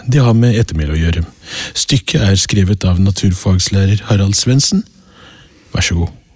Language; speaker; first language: Norwegian; early bilingual, other home language; Urdu